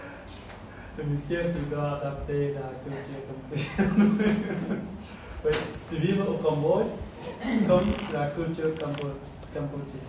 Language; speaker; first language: French; non-native, learner; Khmer